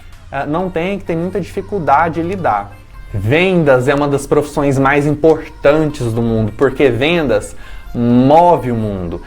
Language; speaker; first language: Portuguese; native; Portuguese